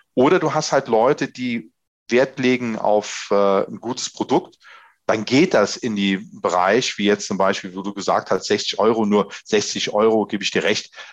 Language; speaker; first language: German; native; German